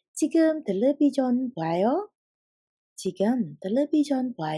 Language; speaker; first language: Korean; non-native, fluent; Indonesian